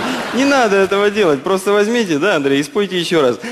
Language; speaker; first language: Russian; native; Russian